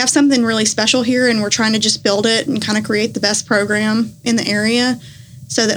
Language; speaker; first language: English; native; English